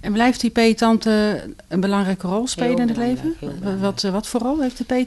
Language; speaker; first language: Dutch; native; Dutch